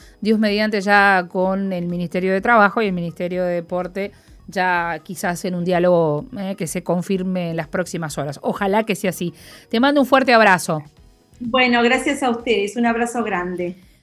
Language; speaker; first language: Spanish; native; Spanish